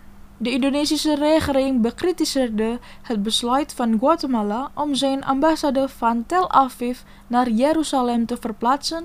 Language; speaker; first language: Dutch; non-native, fluent; Indonesian